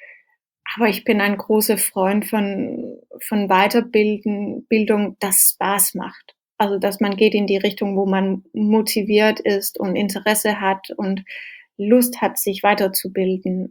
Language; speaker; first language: German; non-native, fluent; Danish